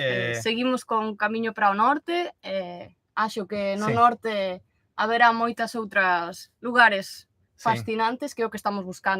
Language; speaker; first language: Portuguese; non-native, learner; Galician